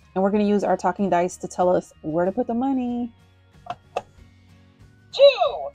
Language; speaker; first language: English; native; English